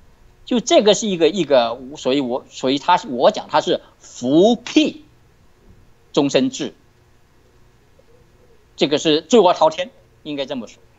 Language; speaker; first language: Chinese; native; Chinese